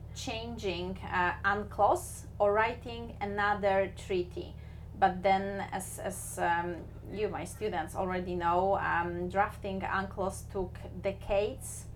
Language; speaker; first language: English; non-native, fluent; Polish